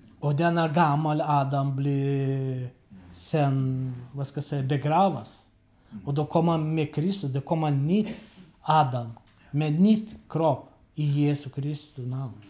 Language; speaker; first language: Swedish; non-native, learner; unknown